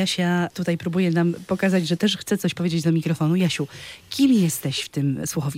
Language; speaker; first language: Polish; native; Polish